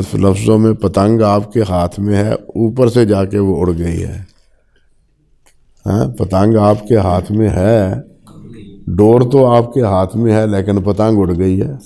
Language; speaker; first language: Urdu; non-native, local second language; Punjabi